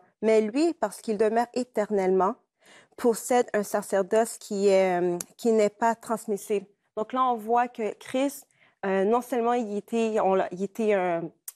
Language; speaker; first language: French; native; French